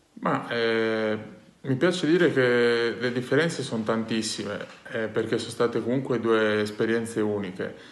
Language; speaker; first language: Italian; native; Italian